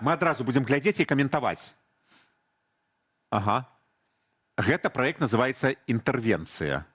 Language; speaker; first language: Belarusian; native; Belarusian